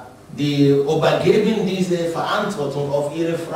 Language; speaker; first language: German; non-native, learner; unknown